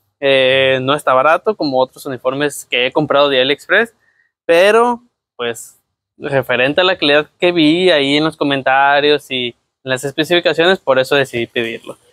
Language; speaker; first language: Spanish; native; Spanish